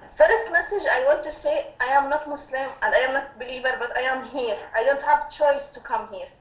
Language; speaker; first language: English; non-native, learner; Arabic